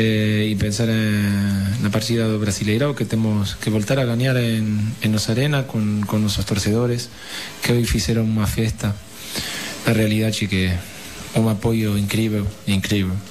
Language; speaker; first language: Portuguese; non-native, learner; Spanish